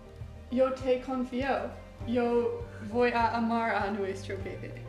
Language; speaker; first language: Spanish; non-native, learner; English